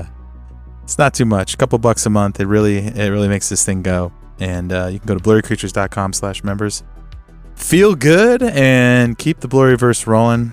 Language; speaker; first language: English; native; English